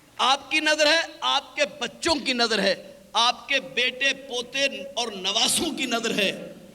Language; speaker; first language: Urdu; native; Urdu